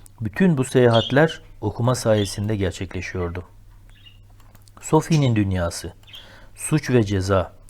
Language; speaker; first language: Turkish; native; Turkish